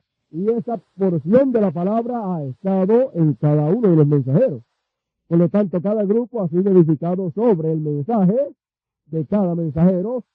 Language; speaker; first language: Spanish; native; Spanish